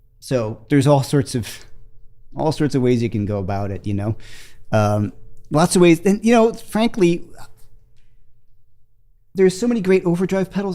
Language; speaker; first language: English; native; English